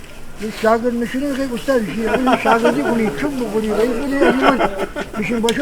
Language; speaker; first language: Persian; native; Persian